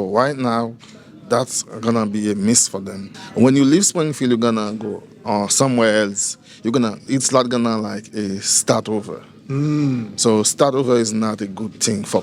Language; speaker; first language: English; non-native, learner; Haitian Creole